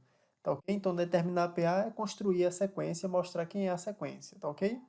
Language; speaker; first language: Portuguese; native; Portuguese